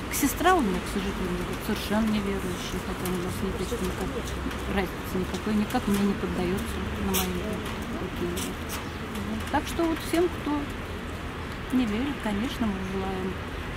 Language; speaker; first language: Russian; native; Russian